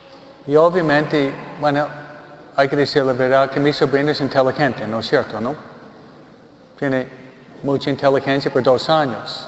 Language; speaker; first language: Spanish; non-native, fluent; English